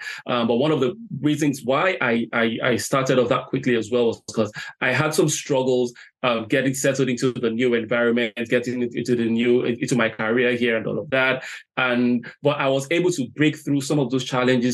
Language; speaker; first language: English; non-native, local second language; Yoruba